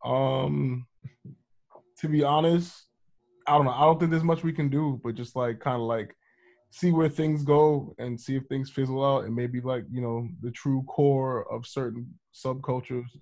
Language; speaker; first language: English; native; English